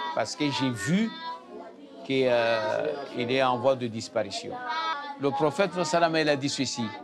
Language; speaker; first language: French; non-native, local second language; Comorian